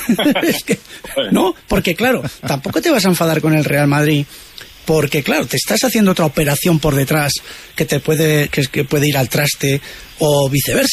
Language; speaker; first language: Spanish; native; Spanish